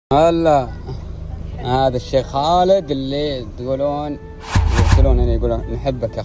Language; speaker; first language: Arabic; native; Arabic